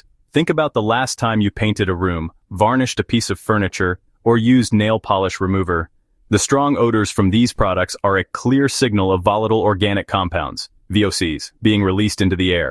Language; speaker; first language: English; native; English